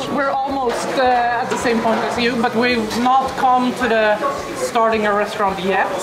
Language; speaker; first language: English; non-native, fluent; Swedish